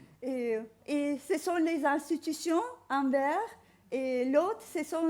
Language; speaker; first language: French; non-native, fluent; Turkish